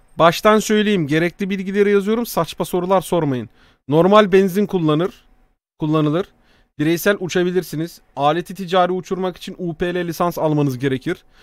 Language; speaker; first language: Turkish; native; Turkish